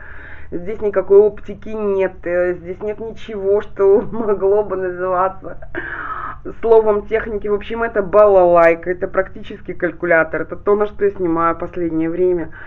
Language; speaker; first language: Russian; native; Russian